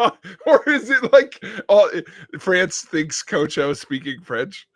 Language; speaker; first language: English; native; English